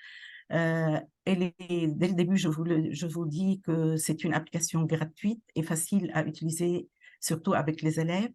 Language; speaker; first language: French; non-native, local second language; Arabic